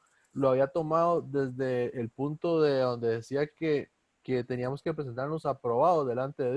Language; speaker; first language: Spanish; native; Spanish